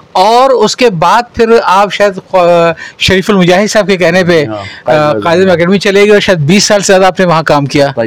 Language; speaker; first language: Urdu; native; Urdu